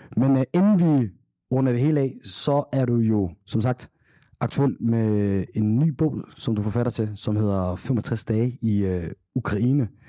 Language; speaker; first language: Danish; early bilingual, other home language; Somali